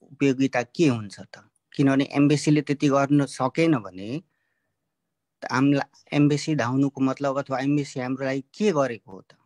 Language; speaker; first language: Nepali; native; Nepali